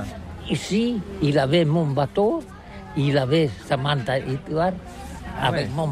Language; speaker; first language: French; non-native, learner; Catalan